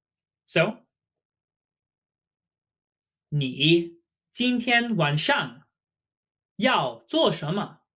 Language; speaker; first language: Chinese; non-native, fluent; English